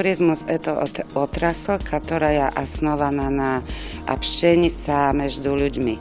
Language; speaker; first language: Russian; non-native, fluent; German